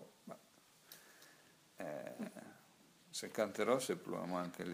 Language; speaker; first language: French; non-native, learner; Italian